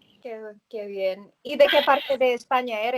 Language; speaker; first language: Spanish; early bilingual, heritage; Spanish